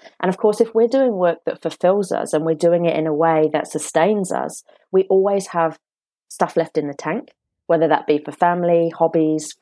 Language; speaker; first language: English; native; English